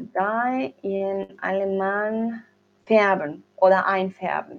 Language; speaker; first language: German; non-native, learner; Spanish